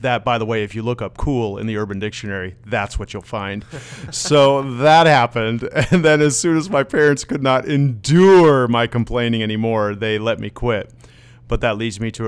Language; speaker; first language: English; early bilingual, other home language; Dutch